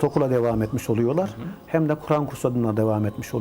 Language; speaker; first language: Turkish; native; Turkish